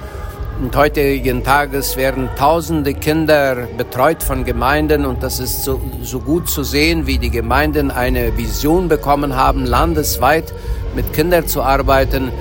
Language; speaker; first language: German; early bilingual, heritage; Low German